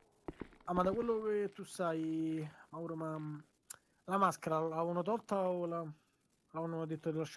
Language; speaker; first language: Italian; native; Italian